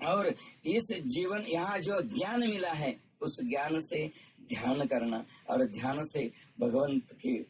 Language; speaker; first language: Hindi; non-native, local second language; Marathi